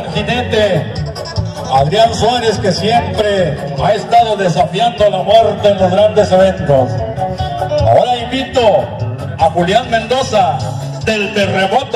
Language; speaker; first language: Spanish; native; Spanish